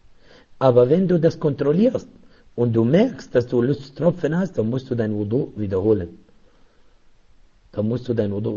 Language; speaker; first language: German; non-native, fluent; Arabic